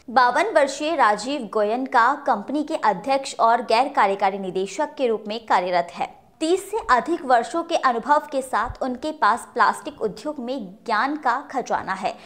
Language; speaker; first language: Hindi; native; Hindi